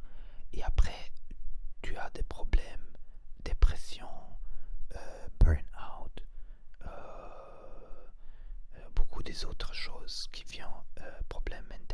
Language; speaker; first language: French; non-native, learner; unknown